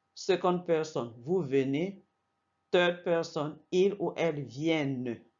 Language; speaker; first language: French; non-native, fluent; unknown